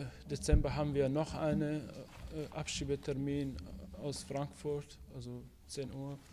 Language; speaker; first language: German; non-native, fluent; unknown